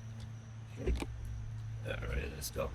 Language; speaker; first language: English; native; English